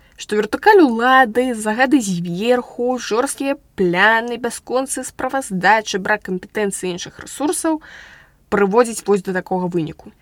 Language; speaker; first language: Belarusian; non-native, local second language; Russian